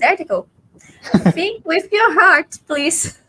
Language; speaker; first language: English; non-native, fluent; Portuguese